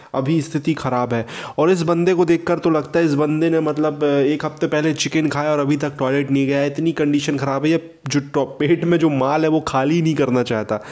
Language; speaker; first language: Hindi; native; Hindi